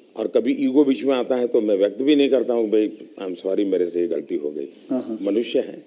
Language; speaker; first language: Hindi; non-native, local second language; Gujarati